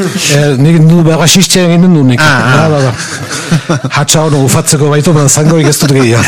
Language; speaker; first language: Basque; native; Basque